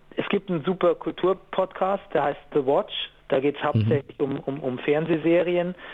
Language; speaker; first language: German; native; German